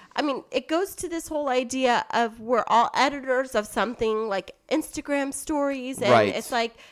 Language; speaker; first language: English; native; English